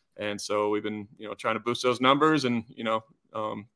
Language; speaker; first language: English; native; English